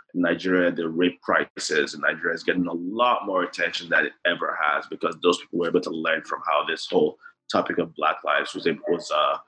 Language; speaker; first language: English; non-native, local second language; Yoruba